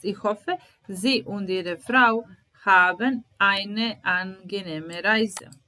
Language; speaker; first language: German; non-native, fluent; Serbian